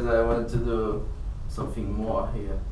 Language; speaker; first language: English; non-native, learner; Portuguese